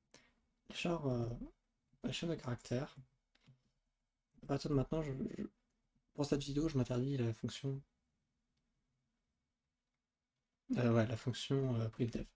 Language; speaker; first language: French; native; French